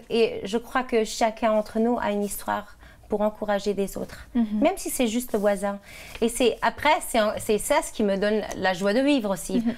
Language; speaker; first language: French; non-native, fluent; German